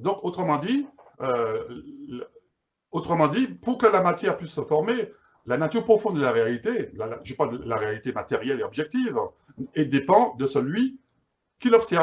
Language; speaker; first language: French; native; French